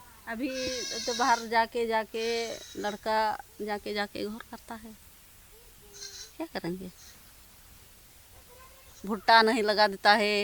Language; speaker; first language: Hindi; non-native, local second language; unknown